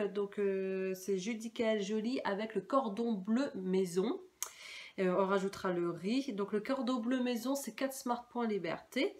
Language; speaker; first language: French; native; French